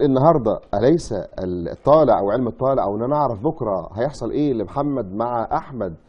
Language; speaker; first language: Arabic; native; Arabic